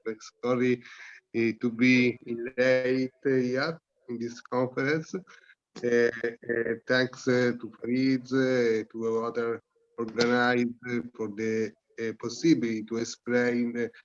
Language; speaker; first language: English; non-native, learner; Italian